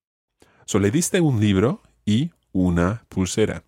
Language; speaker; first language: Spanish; non-native, fluent; English